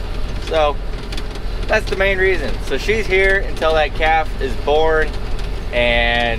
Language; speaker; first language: English; native; English